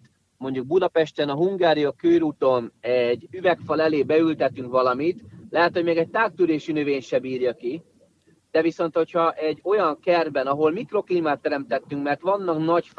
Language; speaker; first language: Hungarian; native; Hungarian